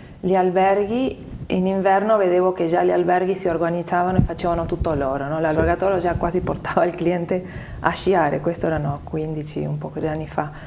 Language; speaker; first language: Italian; non-native, fluent; Spanish